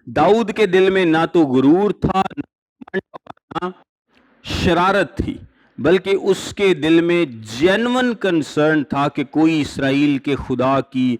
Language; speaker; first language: Urdu; non-native, local second language; Punjabi